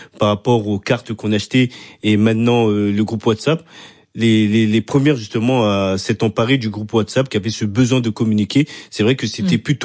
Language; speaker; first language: French; native; French